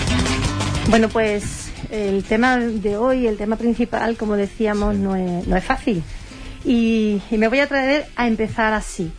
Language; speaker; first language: Spanish; native; Spanish